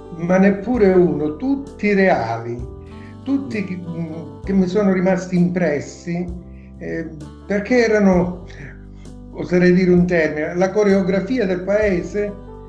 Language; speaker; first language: Italian; native; Italian